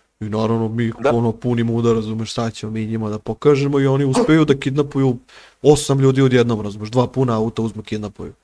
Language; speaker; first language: Serbian; native; Serbian